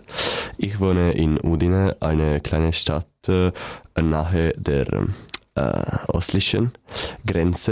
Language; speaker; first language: German; non-native, learner; Italian